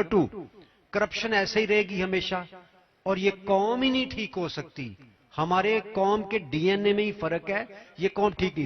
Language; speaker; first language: Urdu; native; Urdu